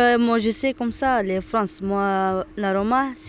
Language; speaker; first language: French; non-native, learner; Romanian